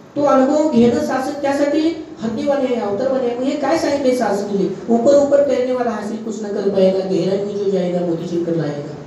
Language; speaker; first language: Hindi; non-native, local second language; Marathi